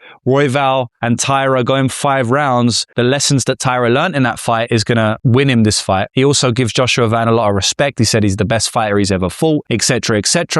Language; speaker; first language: English; native; English